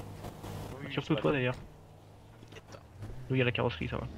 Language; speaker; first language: French; native; French